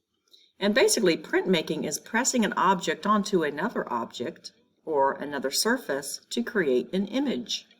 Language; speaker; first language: English; native; English